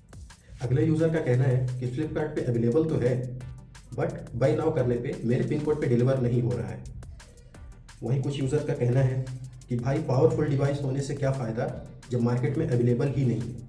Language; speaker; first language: Hindi; native; Hindi